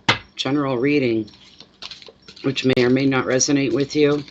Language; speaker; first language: English; native; English